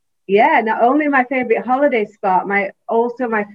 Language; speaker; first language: English; native; English